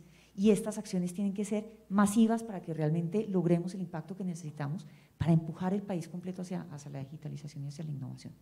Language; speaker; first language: Spanish; native; Spanish